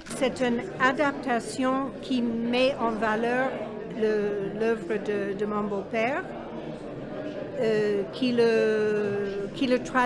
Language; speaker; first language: French; non-native, fluent; English